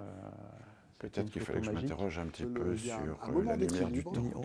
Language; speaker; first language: French; native; French